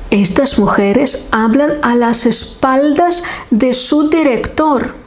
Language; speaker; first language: Spanish; non-native, fluent; Lithuanian